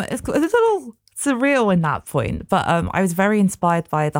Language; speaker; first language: English; native; English